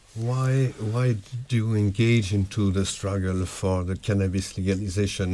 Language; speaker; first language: English; non-native, learner; French